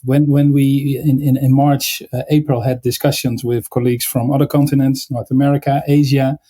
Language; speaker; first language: English; non-native, fluent; Dutch